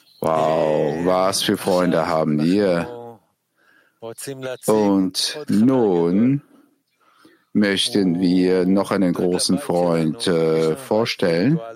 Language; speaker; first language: German; non-native, fluent; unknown